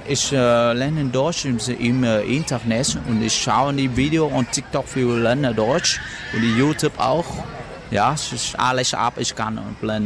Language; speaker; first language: German; non-native, learner; Vietnamese